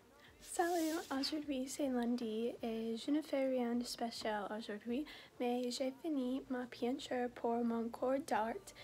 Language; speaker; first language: French; non-native, learner; English